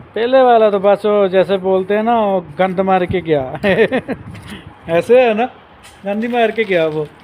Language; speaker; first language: Hindi; non-native, local second language; Punjabi